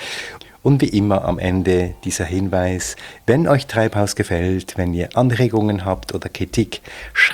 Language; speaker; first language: German; native; German